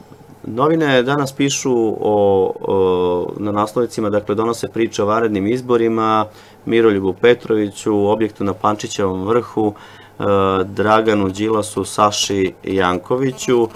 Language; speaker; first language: Serbian; native; Serbian